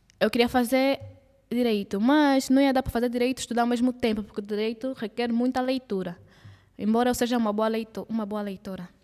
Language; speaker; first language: Portuguese; native; Portuguese